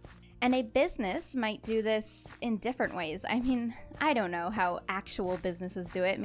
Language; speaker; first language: English; native; English